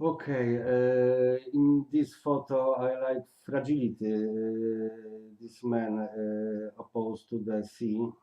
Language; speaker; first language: English; non-native, learner; Polish